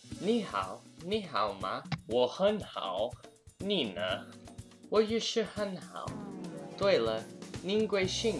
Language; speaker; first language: Chinese; non-native, learner; English